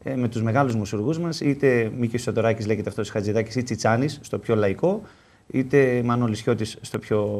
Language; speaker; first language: Greek; native; Greek